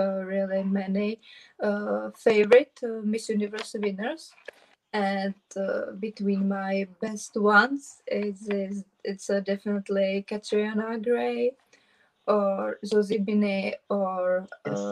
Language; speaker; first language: English; non-native, learner; Czech